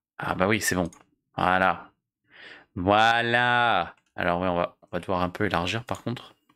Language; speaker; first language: French; native; French